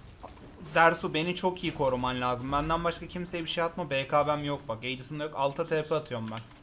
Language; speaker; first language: Turkish; native; Turkish